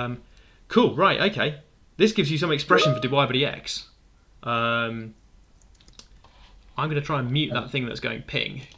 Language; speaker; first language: English; native; English